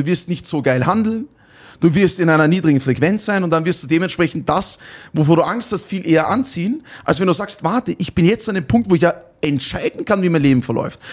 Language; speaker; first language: German; native; German